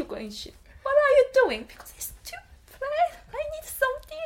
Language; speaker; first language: English; non-native, learner; Korean